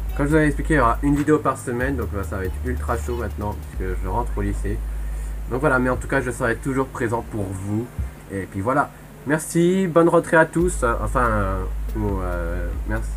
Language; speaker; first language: French; native; French